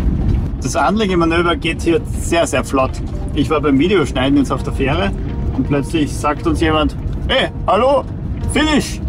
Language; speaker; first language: German; native; German